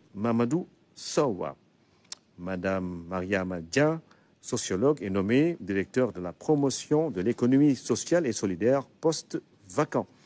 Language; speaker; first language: French; non-native, local second language; Wolof